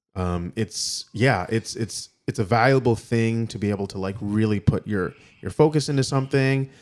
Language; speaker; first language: English; native; English